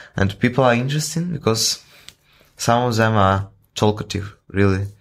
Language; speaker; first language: English; non-native, fluent; Ukrainian